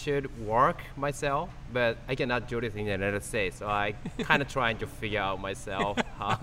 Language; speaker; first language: English; non-native, learner; Japanese